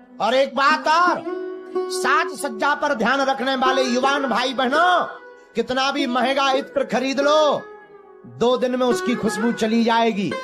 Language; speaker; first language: Hindi; native; Hindi